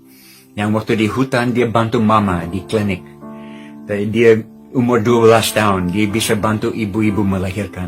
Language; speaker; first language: Indonesian; non-native, fluent; English